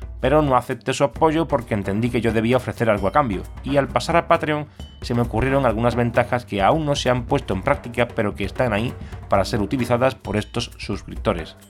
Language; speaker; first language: Spanish; native; Spanish